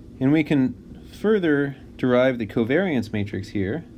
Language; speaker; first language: English; native; English